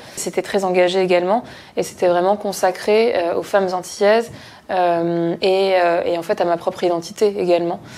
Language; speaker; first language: French; native; French